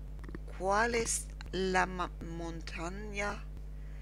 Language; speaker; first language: Spanish; non-native, learner; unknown